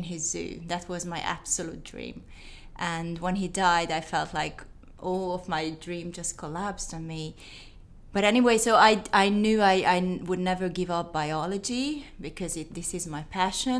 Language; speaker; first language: English; non-native, fluent; Hungarian